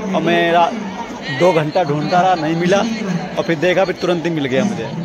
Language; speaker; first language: Hindi; native; Hindi